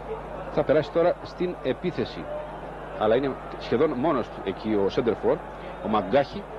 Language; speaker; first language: Greek; native; Greek